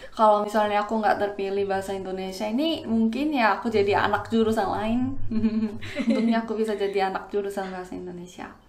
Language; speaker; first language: Indonesian; non-native, fluent; Korean